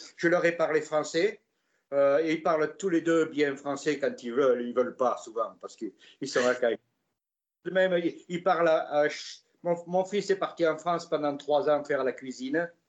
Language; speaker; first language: French; native; French